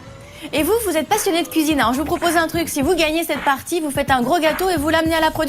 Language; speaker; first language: French; native; French